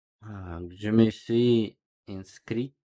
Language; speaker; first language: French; non-native, learner; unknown